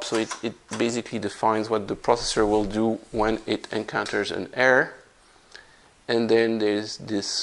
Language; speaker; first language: English; non-native, fluent; French